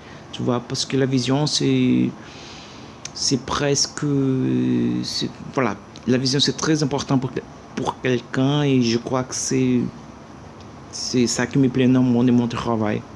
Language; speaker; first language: French; non-native, learner; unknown